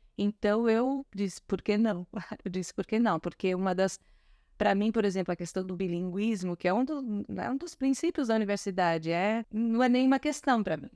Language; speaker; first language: Portuguese; early bilingual, other home language; Spanish